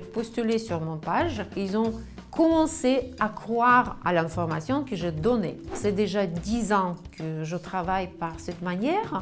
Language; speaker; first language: French; non-native, fluent; Russian